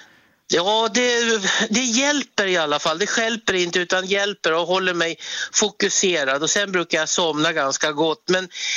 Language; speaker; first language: Swedish; native; Swedish